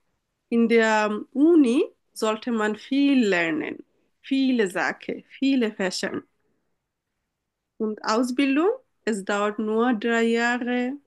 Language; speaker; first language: German; non-native, learner; Bangla